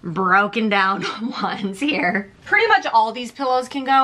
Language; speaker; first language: English; native; English